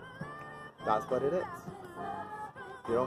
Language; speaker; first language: English; non-native, fluent; Spanish